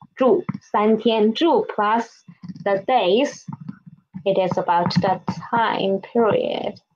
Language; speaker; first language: English; non-native, fluent; Chinese